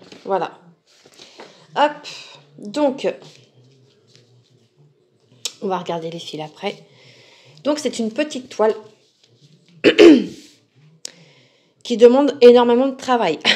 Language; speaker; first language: French; native; French